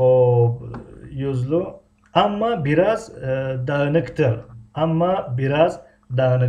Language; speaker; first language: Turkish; non-native, fluent; Tajik